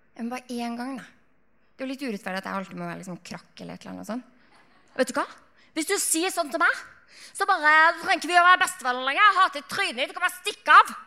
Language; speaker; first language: Norwegian; native; Norwegian